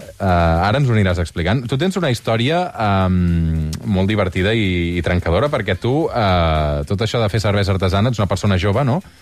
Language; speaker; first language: Catalan; native; Catalan